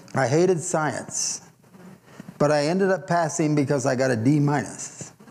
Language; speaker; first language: English; native; English